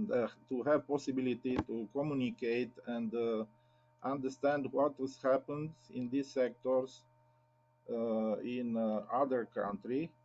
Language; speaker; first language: English; non-native, learner; Romanian